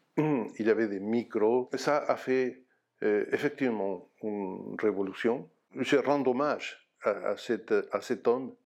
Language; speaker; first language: French; non-native, fluent; Spanish